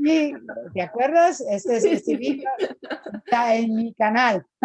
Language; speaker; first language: Spanish; non-native, fluent; Portuguese